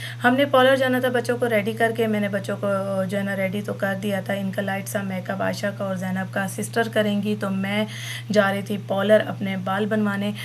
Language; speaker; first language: Urdu; native; Urdu